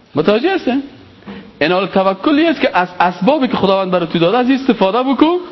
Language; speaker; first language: Persian; native; Persian